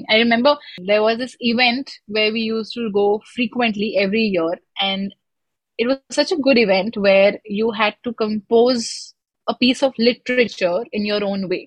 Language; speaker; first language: English; non-native, local second language; Hindi